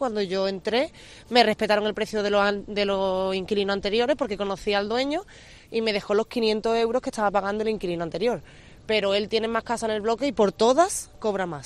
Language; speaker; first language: Spanish; native; Spanish